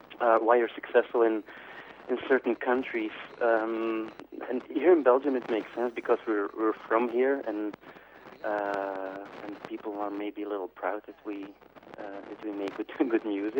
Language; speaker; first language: English; non-native, fluent; Dutch